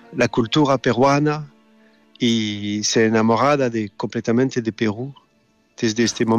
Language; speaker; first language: Spanish; non-native, learner; French